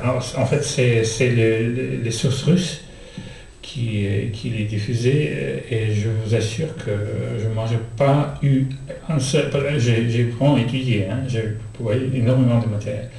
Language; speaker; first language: French; non-native, fluent; Russian